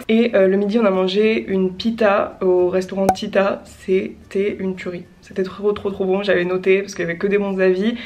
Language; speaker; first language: French; native; French